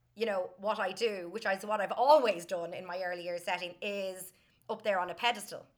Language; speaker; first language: English; native; English